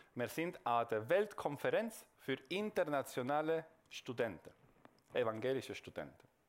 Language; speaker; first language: German; non-native, local second language; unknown